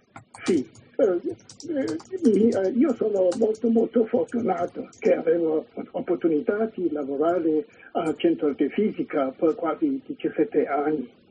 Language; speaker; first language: Italian; non-native, learner; Chinese